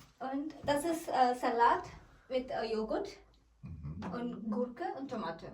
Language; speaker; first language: German; non-native, learner; Malayalam